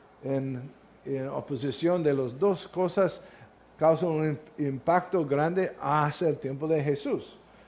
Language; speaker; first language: Spanish; non-native, learner; English